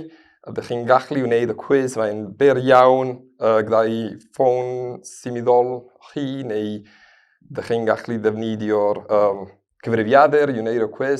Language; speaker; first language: Welsh; non-native, fluent; Spanish